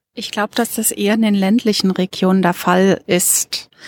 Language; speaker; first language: German; native; German